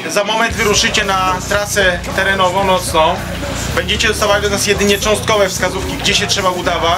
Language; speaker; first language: Polish; native; Polish